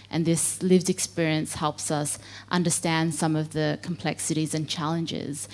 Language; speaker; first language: English; native; English